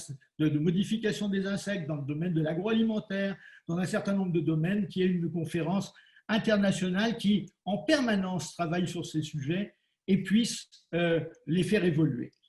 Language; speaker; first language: French; native; French